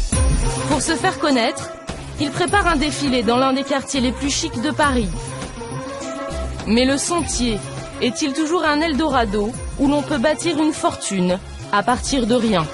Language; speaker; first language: French; native; French